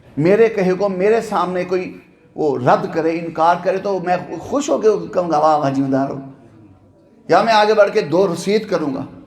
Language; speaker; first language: Urdu; non-native, local second language; Punjabi